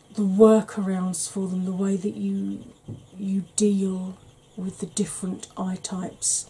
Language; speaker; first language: English; native; English